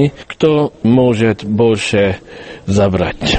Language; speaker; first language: Russian; non-native, learner; Hungarian